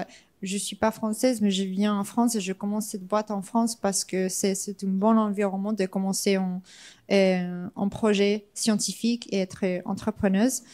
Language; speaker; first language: French; non-native, fluent; English